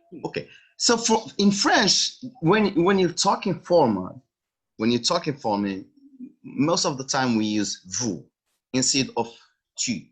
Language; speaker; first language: English; non-native, fluent; Arabic